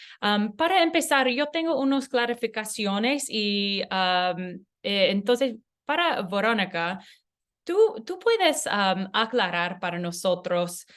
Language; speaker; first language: Spanish; non-native, learner; English